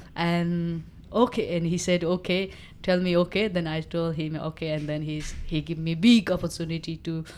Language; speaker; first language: English; non-native, local second language; Nepali